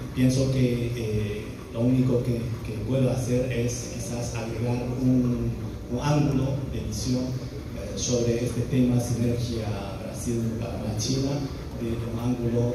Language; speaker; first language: Spanish; non-native, fluent; Chinese